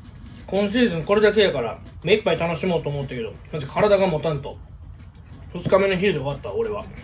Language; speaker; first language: Japanese; native; Japanese